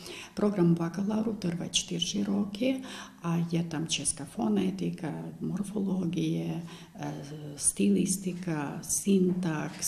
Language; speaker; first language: Czech; non-native, local second language; Ukrainian